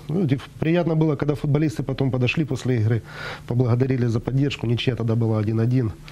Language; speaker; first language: Russian; native; Russian